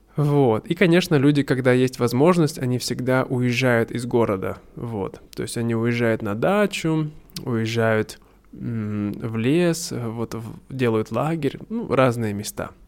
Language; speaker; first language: Russian; native; Russian